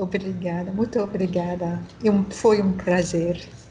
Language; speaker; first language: Portuguese; non-native, learner; French